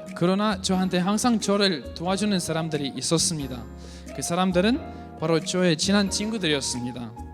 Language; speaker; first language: Korean; non-native, fluent; Russian